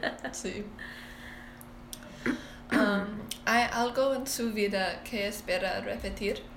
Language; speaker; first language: Spanish; non-native, learner; English